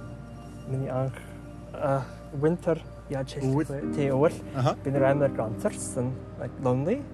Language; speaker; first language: Mongolian; non-native, learner; English